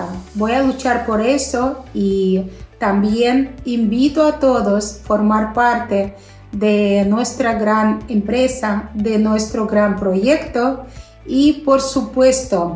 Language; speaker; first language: Spanish; non-native, fluent; Russian